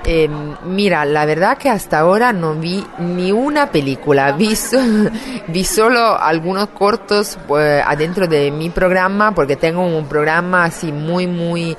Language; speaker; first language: Spanish; non-native, fluent; Italian